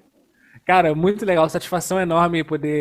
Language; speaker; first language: Portuguese; native; Portuguese